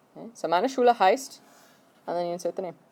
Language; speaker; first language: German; non-native, fluent; English